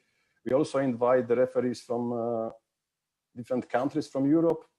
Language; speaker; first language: English; non-native, fluent; Polish